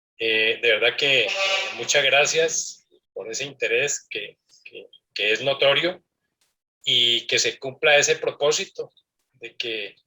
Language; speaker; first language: Spanish; native; Spanish